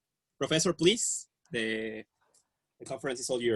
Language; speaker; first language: English; non-native, fluent; Spanish